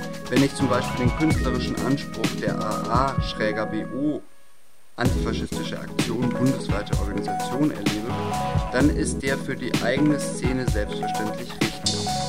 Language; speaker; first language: German; native; German